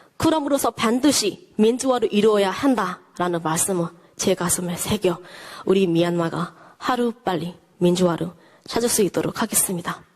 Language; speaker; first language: Korean; non-native, fluent; Burmese